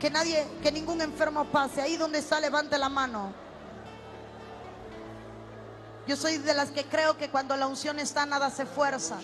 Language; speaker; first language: Spanish; native; Spanish